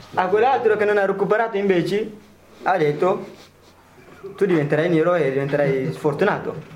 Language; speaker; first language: Italian; non-native, fluent; Tigrinya